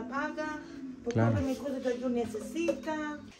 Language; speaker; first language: Spanish; non-native, learner; English